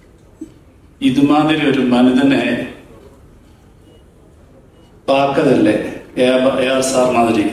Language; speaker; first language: Tamil; non-native, learner; Malayalam